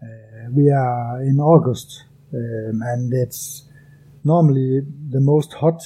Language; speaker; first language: English; non-native, fluent; Danish